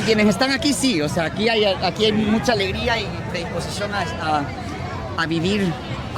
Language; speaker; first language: Spanish; native; Spanish